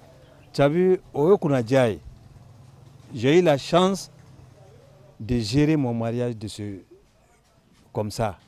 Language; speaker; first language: French; non-native, local second language; Bambara